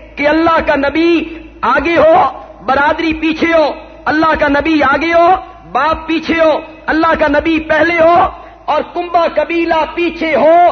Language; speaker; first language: Urdu; non-native, local second language; Punjabi